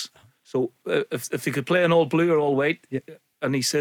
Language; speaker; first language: English; native; English